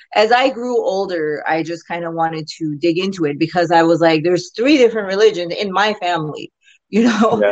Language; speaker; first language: English; non-native, local second language; Urdu